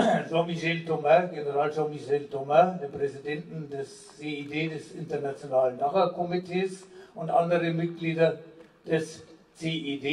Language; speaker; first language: German; native; German